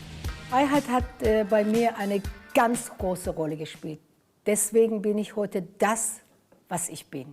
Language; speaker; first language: German; non-native, fluent; Persian